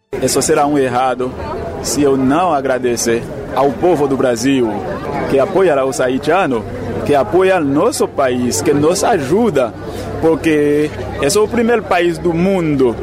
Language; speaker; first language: Portuguese; non-native, learner; Haitian Creole